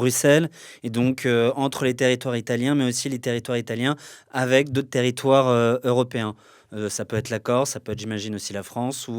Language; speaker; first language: French; native; French